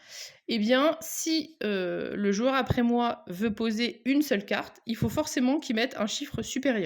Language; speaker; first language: French; native; French